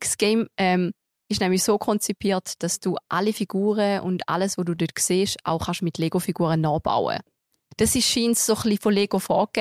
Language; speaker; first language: German; native; German